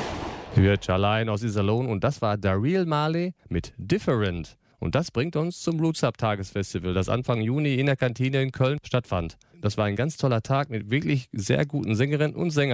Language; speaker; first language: German; native; German